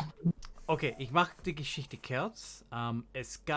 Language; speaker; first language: German; non-native, learner; English